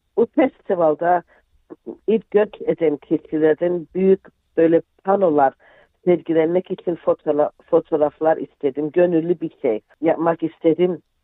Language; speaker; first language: Turkish; early bilingual, heritage; Turkish